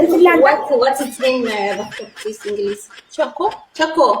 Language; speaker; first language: English; non-native, learner; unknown